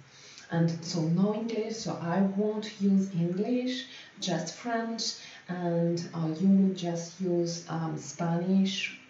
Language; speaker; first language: English; non-native, fluent; French